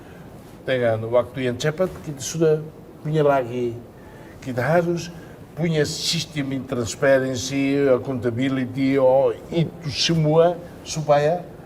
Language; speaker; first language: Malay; non-native, fluent; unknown